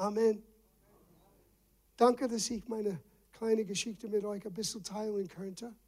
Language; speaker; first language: German; non-native, fluent; English